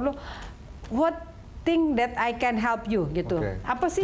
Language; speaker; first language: Indonesian; native; Indonesian